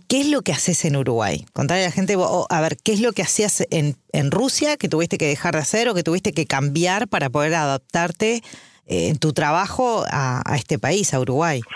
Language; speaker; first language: Spanish; native; Spanish